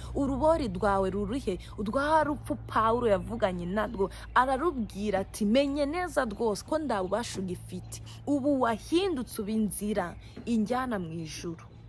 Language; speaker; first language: Kinyarwanda; native; Kinyarwanda